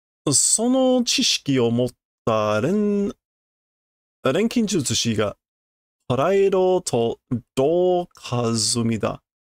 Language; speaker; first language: Japanese; non-native, learner; English